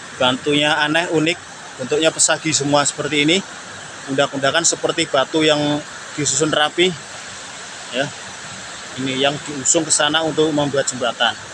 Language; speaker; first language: Indonesian; non-native, local second language; Javanese